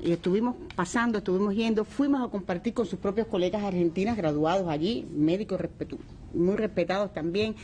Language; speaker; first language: Spanish; native; Spanish